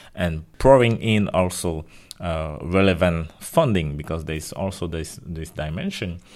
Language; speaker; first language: English; non-native, local second language; French